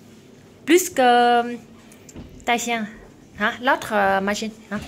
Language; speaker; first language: French; non-native, learner; Vietnamese